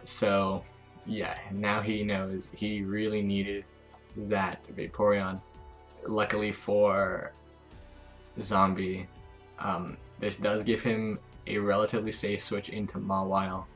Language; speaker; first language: English; native; English